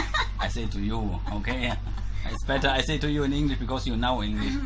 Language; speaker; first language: English; non-native, learner; German